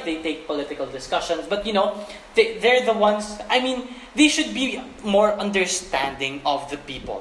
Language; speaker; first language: English; non-native, local second language; Filipino